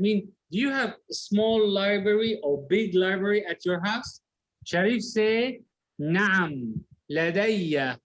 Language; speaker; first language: English; non-native, learner; Arabic